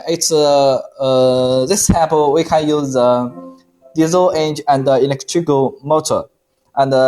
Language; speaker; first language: English; non-native, learner; Chinese